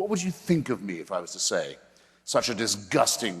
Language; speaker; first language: English; native; English